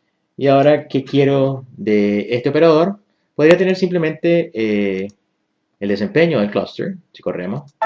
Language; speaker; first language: Spanish; native; Spanish